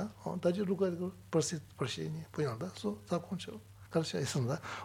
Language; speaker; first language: Russian; non-native, learner; Tibetan